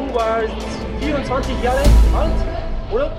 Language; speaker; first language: German; non-native, learner; English